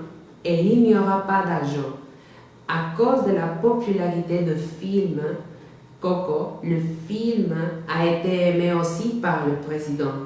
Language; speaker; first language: French; non-native, learner; Spanish